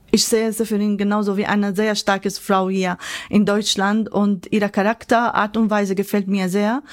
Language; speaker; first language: German; non-native, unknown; Arabic